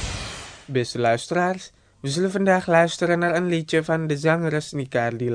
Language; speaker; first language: Dutch; non-native, fluent; Indonesian